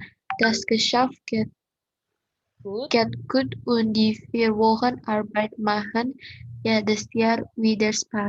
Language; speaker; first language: German; non-native, learner; Indonesian